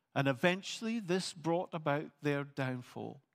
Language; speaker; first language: English; native; English